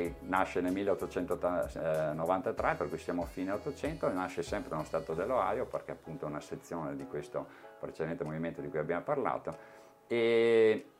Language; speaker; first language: Italian; native; Italian